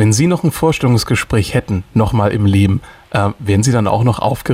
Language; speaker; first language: German; native; German